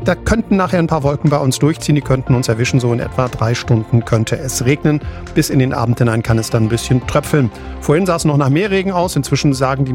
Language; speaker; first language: German; native; German